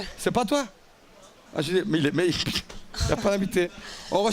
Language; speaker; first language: French; native; French